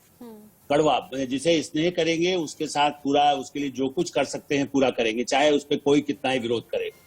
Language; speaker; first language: Hindi; native; Hindi